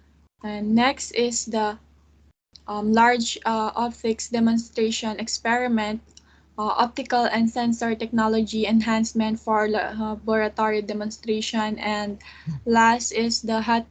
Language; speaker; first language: English; non-native, local second language; Filipino